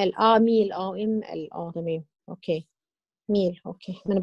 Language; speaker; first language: Arabic; native; Arabic